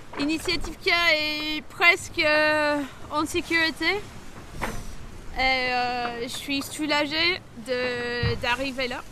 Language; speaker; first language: French; non-native, fluent; English